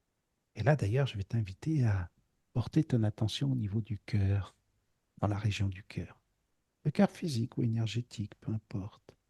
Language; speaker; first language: French; native; French